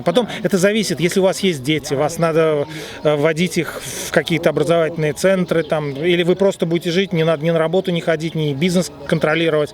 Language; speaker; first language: Russian; native; Russian